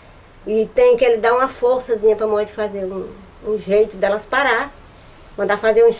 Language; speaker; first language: Portuguese; native; Portuguese